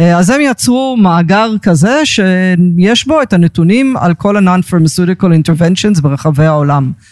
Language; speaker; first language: Hebrew; early bilingual, heritage; Hebrew